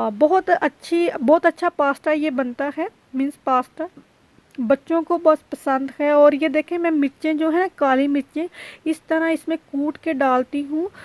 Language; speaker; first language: Urdu; native; Urdu